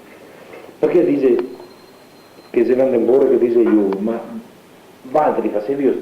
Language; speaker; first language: Italian; native; Italian